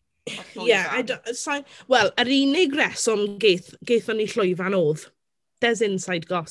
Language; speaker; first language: Welsh; non-native, local second language; English